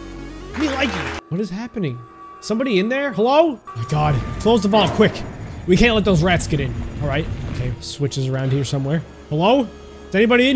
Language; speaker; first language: English; native; English